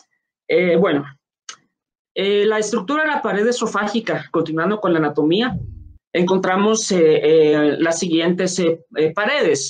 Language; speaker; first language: Spanish; native; Spanish